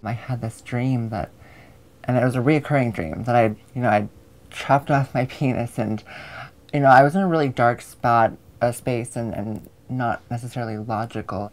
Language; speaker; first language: English; early bilingual, other home language; Japanese